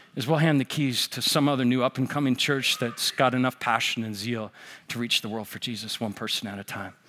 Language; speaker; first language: English; native; English